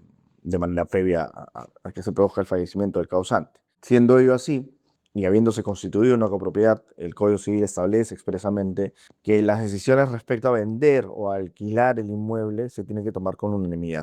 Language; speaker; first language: Spanish; native; Spanish